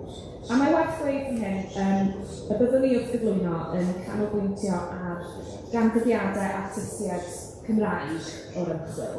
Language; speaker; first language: Welsh; native; Welsh